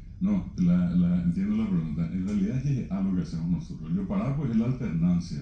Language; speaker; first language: Spanish; native; Spanish